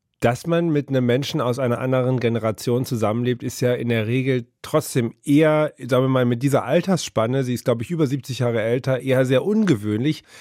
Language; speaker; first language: German; non-native, fluent; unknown